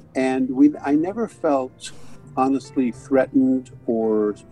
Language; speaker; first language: English; early bilingual, other home language; Arabic